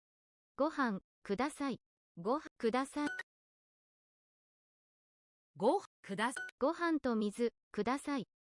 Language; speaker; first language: Japanese; non-native, learner; English